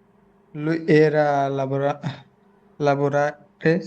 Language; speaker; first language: Italian; non-native, learner; Bangla